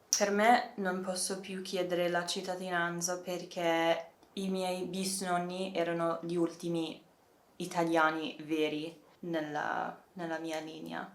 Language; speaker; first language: Italian; non-native, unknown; English